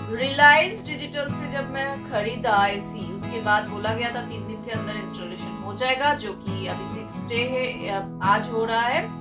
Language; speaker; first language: Hindi; non-native, local second language; Bangla